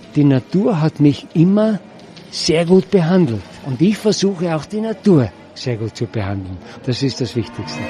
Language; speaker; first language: German; native; German